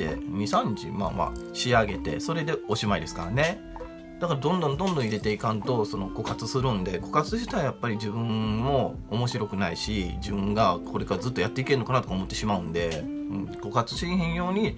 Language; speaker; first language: Japanese; native; Japanese